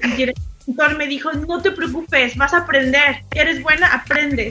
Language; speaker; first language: Spanish; early bilingual, other home language; English